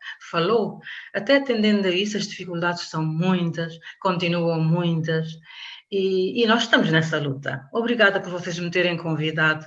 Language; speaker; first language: Portuguese; non-native, local second language; Kabuverdianu